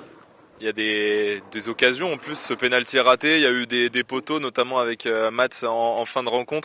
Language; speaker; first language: French; native; French